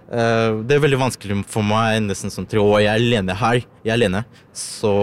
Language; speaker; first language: Norwegian; non-native, learner; Ukrainian